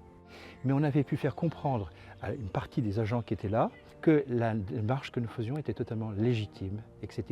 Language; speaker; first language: French; native; French